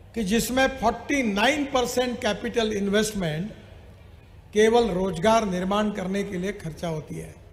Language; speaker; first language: Hindi; non-native, local second language; Marathi